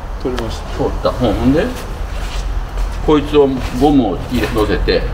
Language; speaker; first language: Japanese; native; Japanese